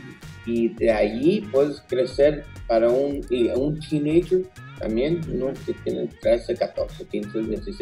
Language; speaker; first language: Spanish; early bilingual, heritage; Spanish